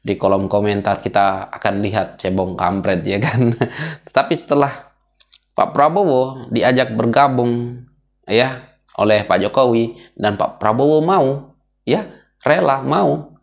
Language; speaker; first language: Indonesian; native; Indonesian